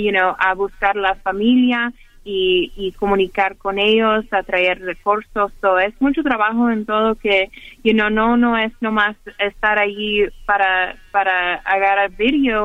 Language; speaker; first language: Spanish; early bilingual, heritage; Spanish